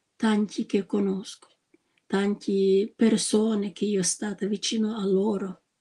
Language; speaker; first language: Italian; non-native, learner; Ukrainian